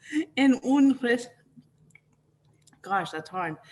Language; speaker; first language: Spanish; non-native, learner; English